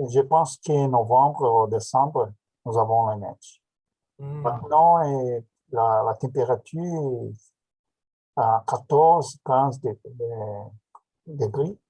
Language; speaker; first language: French; non-native, learner; Portuguese